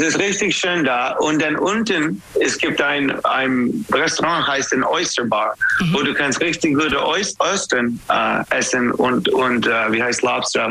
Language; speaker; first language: German; non-native, learner; English